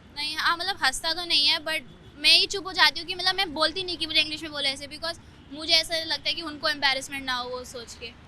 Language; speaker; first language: Hindi; native; Hindi